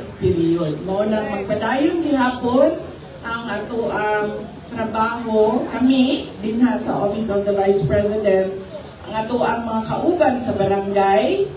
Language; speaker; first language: Cebuano; native; Cebuano